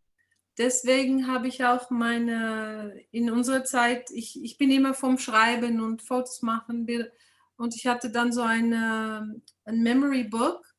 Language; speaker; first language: German; non-native, fluent; English